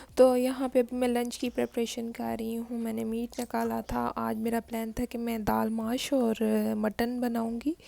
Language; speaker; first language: Urdu; native; Urdu